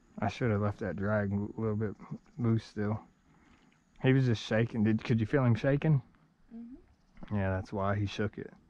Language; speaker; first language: English; native; English